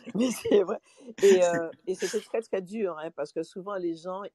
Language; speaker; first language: French; native; French